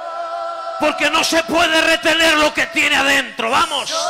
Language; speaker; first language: Spanish; native; Spanish